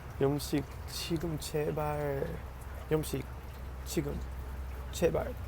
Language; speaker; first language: Korean; non-native, learner; English